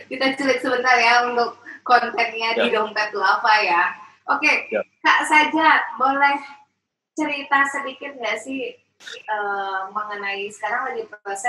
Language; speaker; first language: Indonesian; native; Indonesian